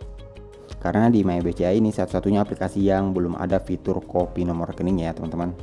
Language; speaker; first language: Indonesian; native; Indonesian